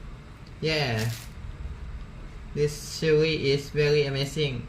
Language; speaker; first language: English; non-native, learner; Thai